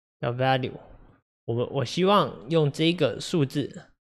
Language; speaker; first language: Chinese; native; Chinese